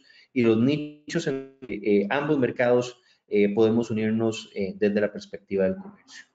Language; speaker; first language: Spanish; native; Spanish